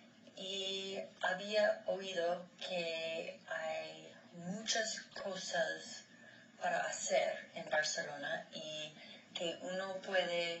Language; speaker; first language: Spanish; non-native, learner; English